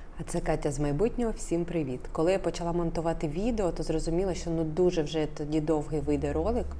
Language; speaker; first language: Ukrainian; non-native, local second language; Russian